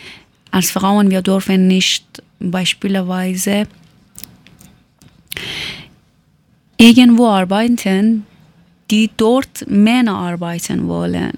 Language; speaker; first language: German; non-native, learner; Persian